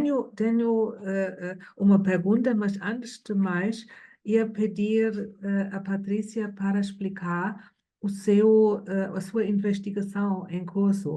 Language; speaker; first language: Portuguese; non-native, fluent; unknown